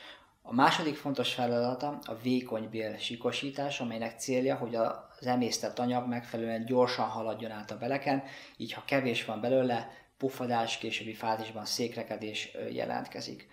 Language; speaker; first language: Hungarian; native; Hungarian